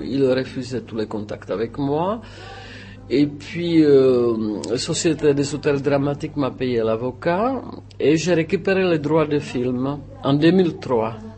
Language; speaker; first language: French; non-native, fluent; Czech